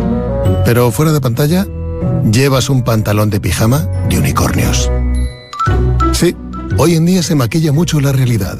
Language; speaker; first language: Spanish; native; Spanish